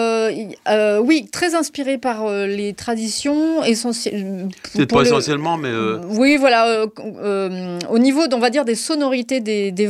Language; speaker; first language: French; native; French